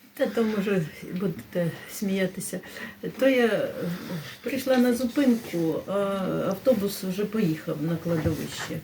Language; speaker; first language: Ukrainian; native; Ukrainian